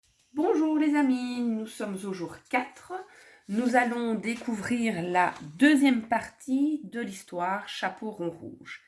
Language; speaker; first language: French; native; French